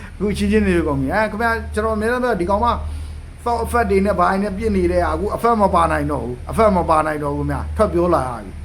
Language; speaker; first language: Burmese; native; Burmese